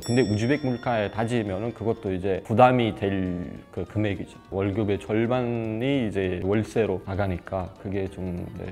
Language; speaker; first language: Korean; non-native, fluent; Uzbek